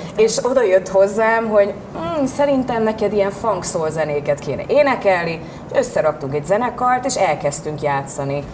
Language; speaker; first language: Hungarian; early bilingual, heritage; Hungarian